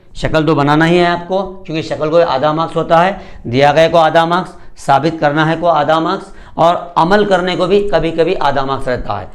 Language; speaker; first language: Urdu; native; Urdu